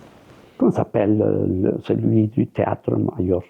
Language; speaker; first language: French; non-native, fluent; Spanish